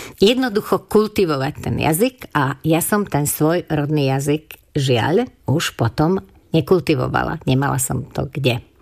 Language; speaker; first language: Slovak; non-native, local second language; Hungarian